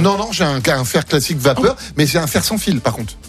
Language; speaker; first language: French; native; French